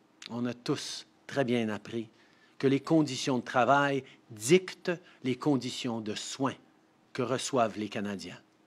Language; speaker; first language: French; early bilingual, heritage; French